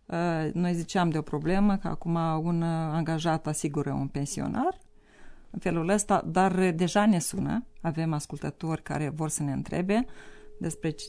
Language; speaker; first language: Romanian; native; Romanian